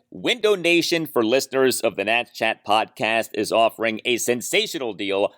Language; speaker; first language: English; native; English